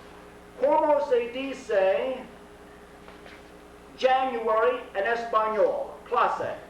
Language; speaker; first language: Spanish; non-native, fluent; English